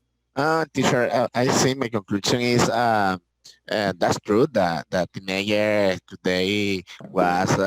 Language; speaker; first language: English; non-native, learner; Spanish